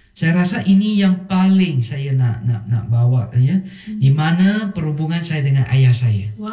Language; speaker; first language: Malay; non-native, local second language; Chinese